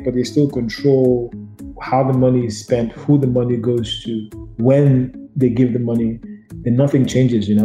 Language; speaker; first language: English; non-native, local second language; Yoruba